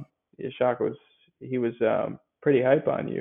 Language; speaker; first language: English; native; English